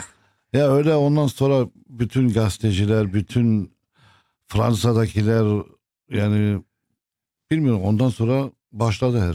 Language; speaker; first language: Turkish; non-native, fluent; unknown